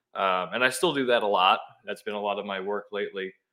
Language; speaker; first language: English; native; English